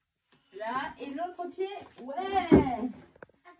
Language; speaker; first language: French; native; French